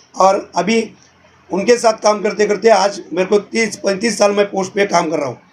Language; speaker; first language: Hindi; non-native, local second language; Marathi